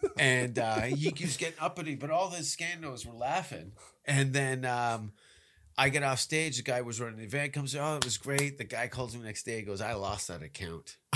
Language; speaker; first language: English; native; English